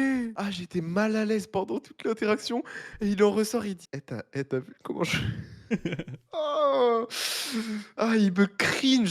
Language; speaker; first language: French; native; French